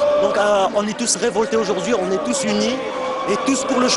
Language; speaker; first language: French; non-native, local second language; Arabic